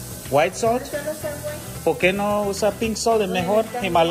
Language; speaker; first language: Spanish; early bilingual, heritage; English